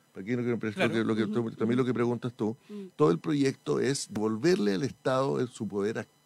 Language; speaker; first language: Spanish; native; Spanish